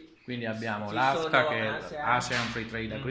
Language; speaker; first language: Italian; native; Italian